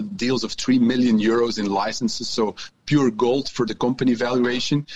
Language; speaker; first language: English; non-native, fluent; Dutch